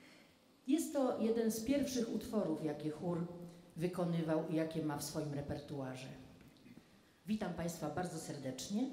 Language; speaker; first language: Polish; native; Polish